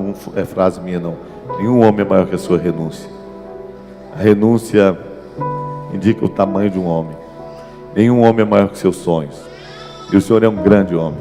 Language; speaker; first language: Portuguese; native; Portuguese